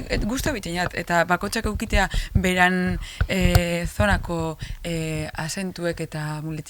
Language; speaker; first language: Basque; native; Basque